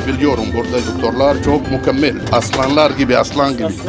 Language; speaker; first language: Turkish; non-native, learner; Arabic